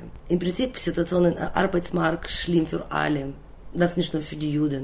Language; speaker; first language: German; non-native, learner; Russian